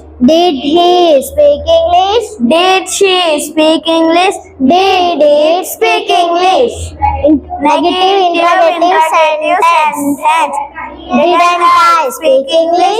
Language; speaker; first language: English; non-native, learner; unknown